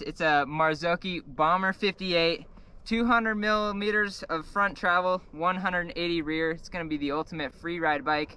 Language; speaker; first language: English; native; English